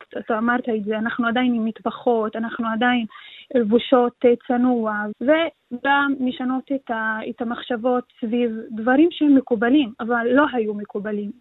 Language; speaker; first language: Hebrew; non-native, local second language; Arabic